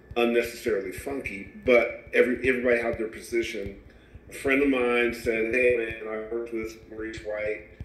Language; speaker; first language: English; native; English